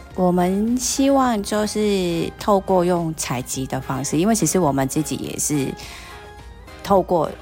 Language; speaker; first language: Chinese; non-native, fluent; Cantonese